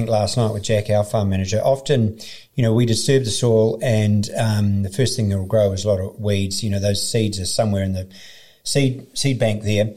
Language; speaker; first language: English; native; English